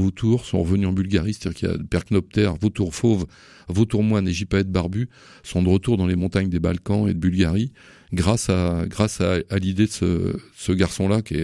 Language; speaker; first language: French; native; French